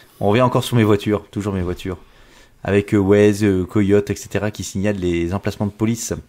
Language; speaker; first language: French; native; French